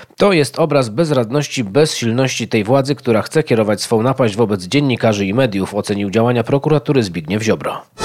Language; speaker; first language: Polish; native; Polish